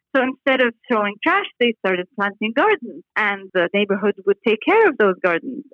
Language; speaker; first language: English; non-native, fluent; Arabic